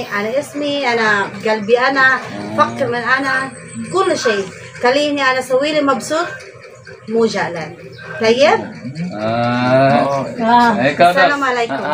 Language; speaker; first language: Arabic; non-native, learner; Filipino